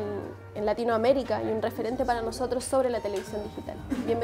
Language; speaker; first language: Spanish; native; Spanish